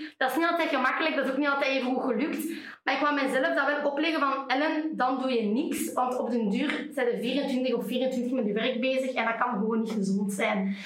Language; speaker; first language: Dutch; native; Dutch